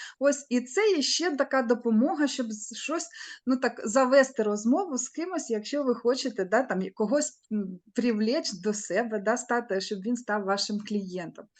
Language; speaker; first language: Ukrainian; non-native, local second language; Russian